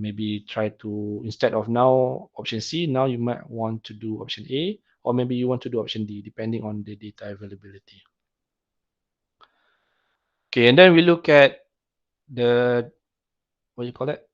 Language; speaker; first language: English; non-native, local second language; Malay